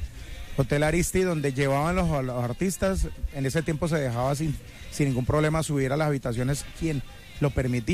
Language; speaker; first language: Spanish; native; Spanish